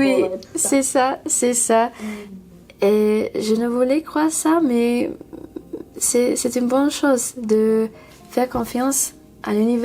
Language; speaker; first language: French; non-native, learner; English